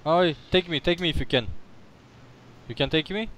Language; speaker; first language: English; non-native, learner; Romanian